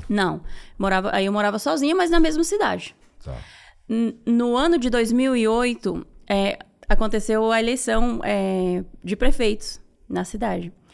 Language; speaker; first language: Portuguese; native; Portuguese